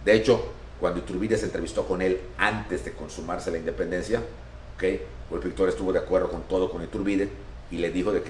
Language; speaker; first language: Spanish; native; Spanish